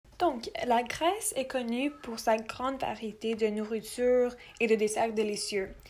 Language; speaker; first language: French; non-native, local second language; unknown